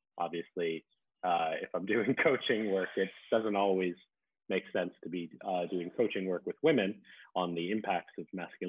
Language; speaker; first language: English; native; English